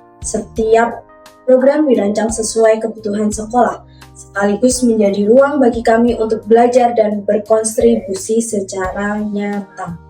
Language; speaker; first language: Indonesian; native; Indonesian